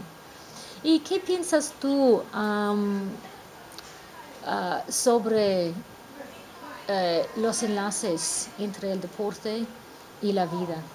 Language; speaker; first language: Spanish; non-native, fluent; English